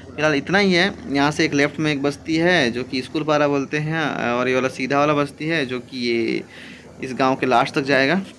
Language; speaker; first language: Hindi; native; Hindi